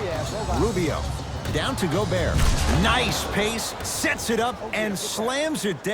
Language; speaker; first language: English; native; English